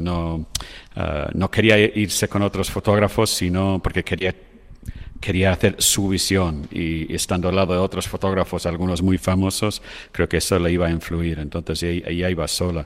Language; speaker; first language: Spanish; non-native, fluent; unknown